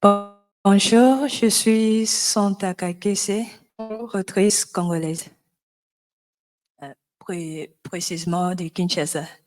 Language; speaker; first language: French; non-native, local second language; Lingala